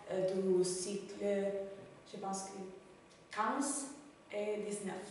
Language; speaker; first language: French; non-native, learner; Spanish